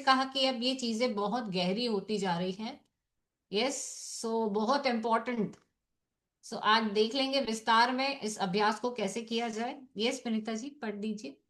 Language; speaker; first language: Hindi; native; Hindi